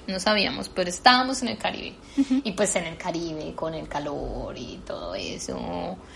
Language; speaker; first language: Spanish; native; Spanish